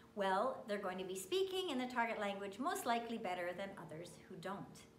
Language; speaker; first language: English; native; English